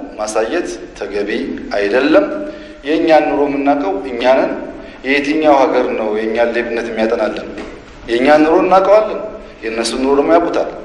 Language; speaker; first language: Amharic; non-native, local second language; Oromo